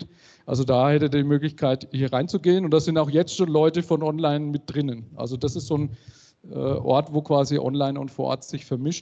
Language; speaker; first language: German; native; German